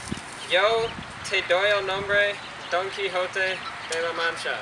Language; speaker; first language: Spanish; non-native, learner; English